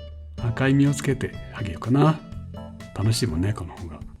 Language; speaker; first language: Japanese; native; Japanese